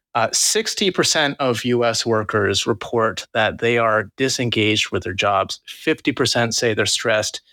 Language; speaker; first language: English; native; English